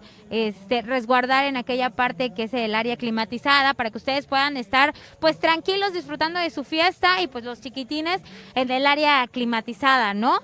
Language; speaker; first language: Spanish; native; Spanish